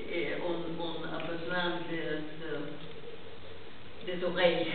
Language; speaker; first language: French; non-native, learner; Swedish